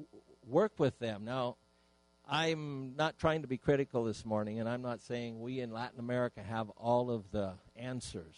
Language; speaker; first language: English; native; English